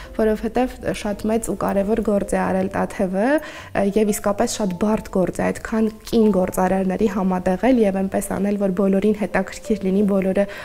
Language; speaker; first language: Armenian; native; Armenian